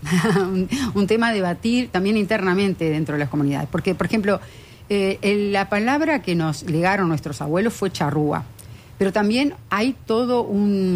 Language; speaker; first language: Spanish; native; Spanish